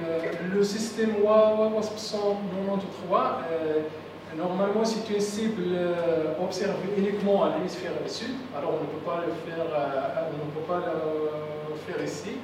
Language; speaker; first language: French; non-native, local second language; Arabic